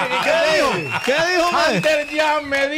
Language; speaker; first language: Spanish; native; Spanish